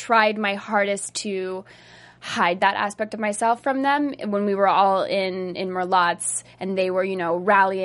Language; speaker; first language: English; native; English